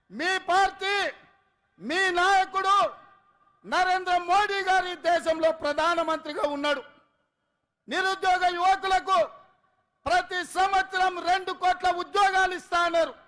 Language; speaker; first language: Telugu; native; Telugu